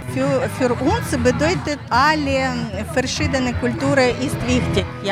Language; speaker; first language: German; non-native, learner; Ukrainian